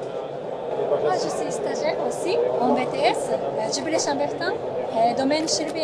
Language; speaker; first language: French; non-native, learner; Japanese